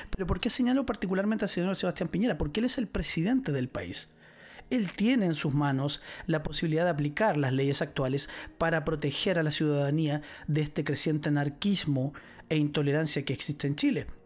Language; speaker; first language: Spanish; native; Spanish